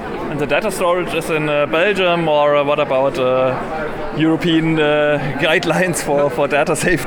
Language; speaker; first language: English; non-native, fluent; German